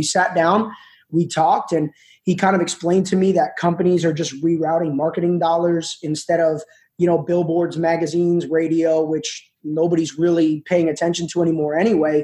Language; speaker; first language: English; native; English